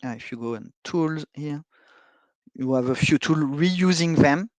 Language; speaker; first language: English; non-native, fluent; French